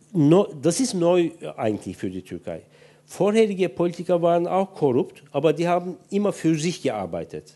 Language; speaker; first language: German; non-native, fluent; Turkish